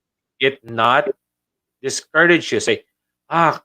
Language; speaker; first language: English; non-native, local second language; Filipino